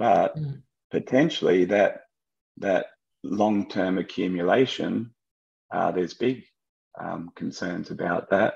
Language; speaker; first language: English; native; English